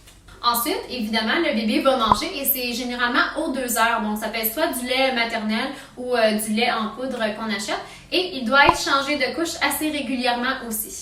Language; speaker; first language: French; native; French